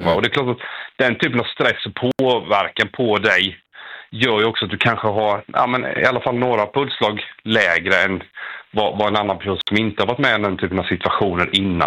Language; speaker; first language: Swedish; native; Swedish